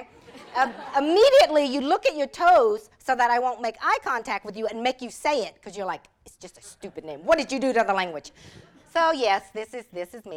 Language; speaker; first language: English; early bilingual, other home language; Vietnamese